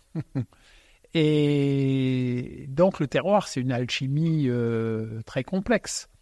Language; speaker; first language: French; non-native, local second language; Swiss German